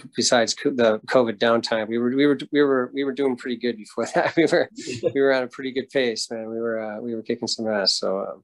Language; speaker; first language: English; native; English